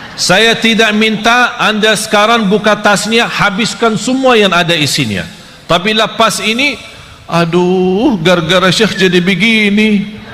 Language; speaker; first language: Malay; non-native, fluent; Arabic